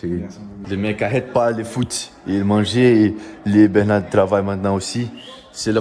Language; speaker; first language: French; non-native, learner; Portuguese